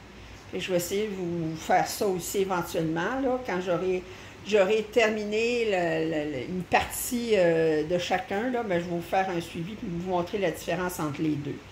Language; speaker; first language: French; native; French